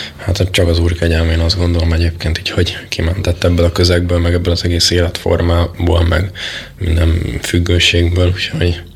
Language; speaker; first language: Hungarian; native; Hungarian